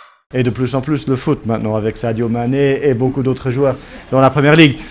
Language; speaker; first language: French; non-native, fluent; English